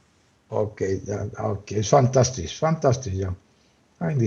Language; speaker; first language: English; non-native, learner; Spanish